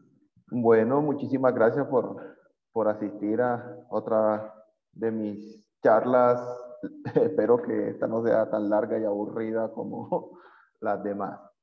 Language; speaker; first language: Spanish; native; Spanish